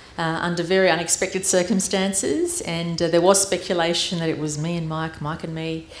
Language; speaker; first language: English; early bilingual, other home language; Armenian